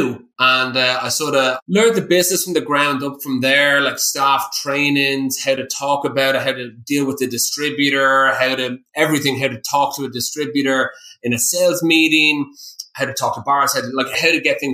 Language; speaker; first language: English; native; English